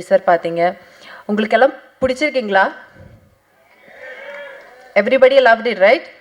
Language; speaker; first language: Tamil; non-native, fluent; Malayalam